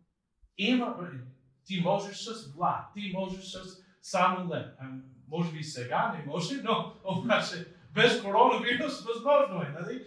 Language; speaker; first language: Bulgarian; non-native, fluent; English